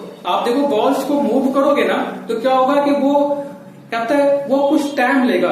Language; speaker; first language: Hindi; native; Hindi